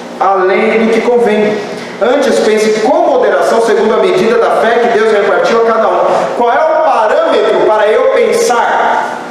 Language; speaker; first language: Portuguese; native; Portuguese